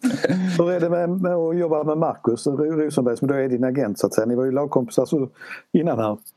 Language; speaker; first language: Swedish; native; Swedish